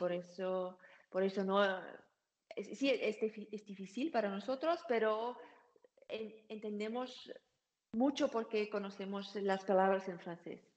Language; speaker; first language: Spanish; non-native, learner; German